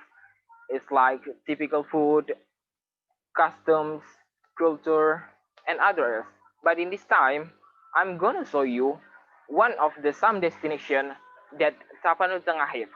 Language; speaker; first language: English; non-native, local second language; Indonesian